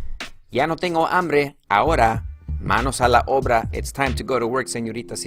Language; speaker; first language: Spanish; non-native, fluent; English